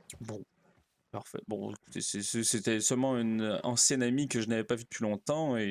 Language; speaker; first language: French; native; French